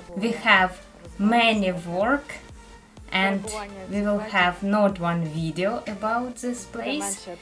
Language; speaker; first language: English; non-native, fluent; Ukrainian